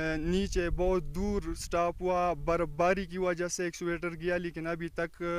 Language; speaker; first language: Urdu; non-native, local second language; Pashto